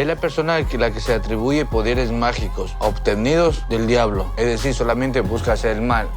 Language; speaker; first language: Spanish; native; Spanish